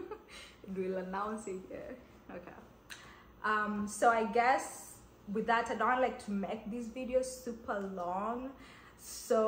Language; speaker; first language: English; non-native, local second language; Kamba